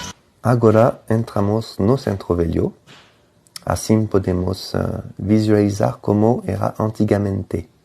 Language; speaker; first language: Portuguese; non-native, fluent; French